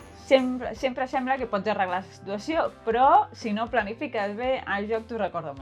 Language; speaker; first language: Catalan; native; Catalan